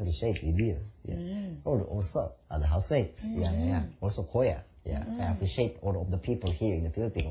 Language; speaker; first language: English; non-native, learner; Japanese